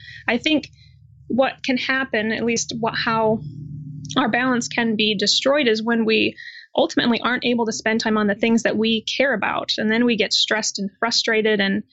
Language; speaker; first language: English; native; English